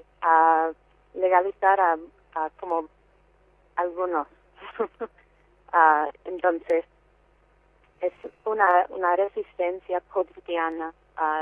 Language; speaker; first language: Spanish; non-native, fluent; English